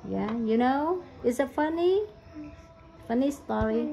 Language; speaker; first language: English; non-native, learner; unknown